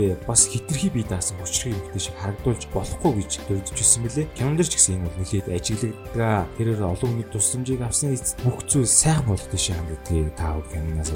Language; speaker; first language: Mongolian; native; Mongolian